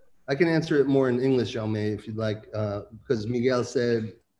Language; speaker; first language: English; native; English